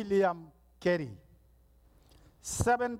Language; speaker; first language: English; non-native, local second language; Bangla